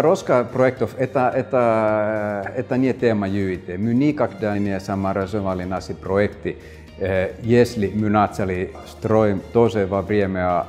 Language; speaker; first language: Russian; non-native, fluent; Finnish